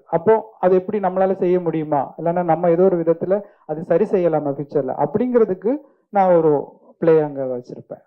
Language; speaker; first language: Tamil; non-native, fluent; Malayalam